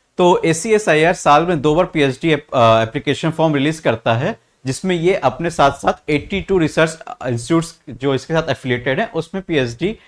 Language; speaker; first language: Hindi; native; Hindi